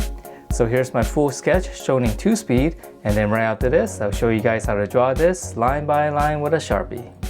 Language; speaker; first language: English; native; English